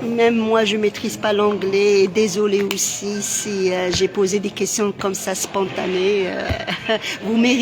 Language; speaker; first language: French; non-native, local second language; Arabic